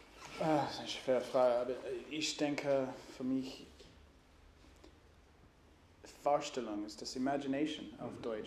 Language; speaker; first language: German; non-native, learner; English